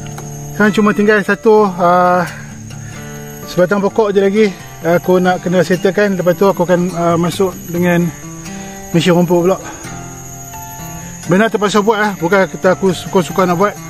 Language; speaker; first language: Malay; native; Malay